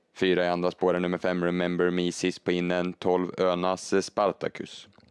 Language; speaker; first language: Swedish; native; Swedish